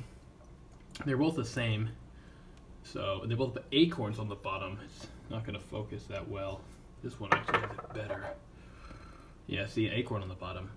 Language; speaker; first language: English; native; English